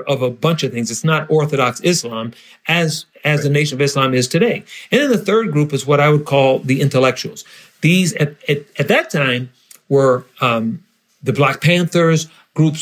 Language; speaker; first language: English; native; English